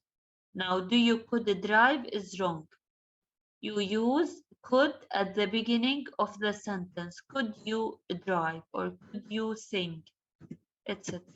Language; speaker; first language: English; non-native, fluent; Arabic